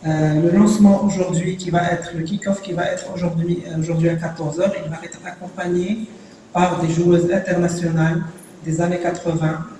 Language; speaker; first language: French; non-native, local second language; Arabic